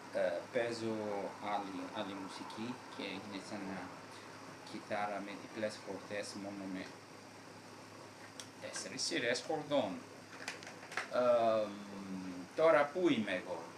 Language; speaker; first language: Greek; non-native, fluent; Italian